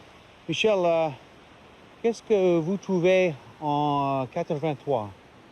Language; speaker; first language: French; non-native, learner; English